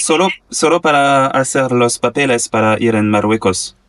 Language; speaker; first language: Spanish; non-native, learner; French